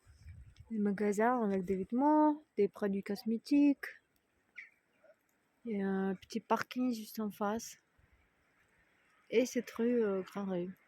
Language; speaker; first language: French; non-native, fluent; Russian